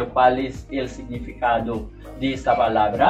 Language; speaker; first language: Spanish; non-native, learner; Haitian Creole